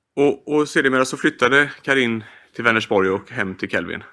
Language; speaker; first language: Swedish; native; Swedish